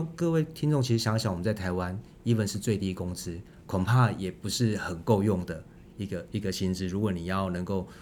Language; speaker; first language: Chinese; native; Chinese